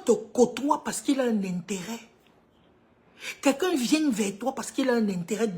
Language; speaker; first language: French; native; French